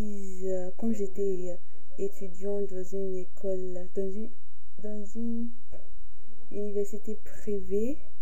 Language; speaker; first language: French; non-native, fluent; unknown